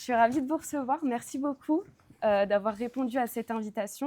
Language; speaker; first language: French; native; French